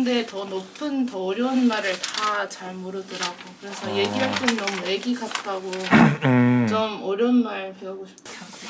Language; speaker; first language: Korean; non-native, fluent; English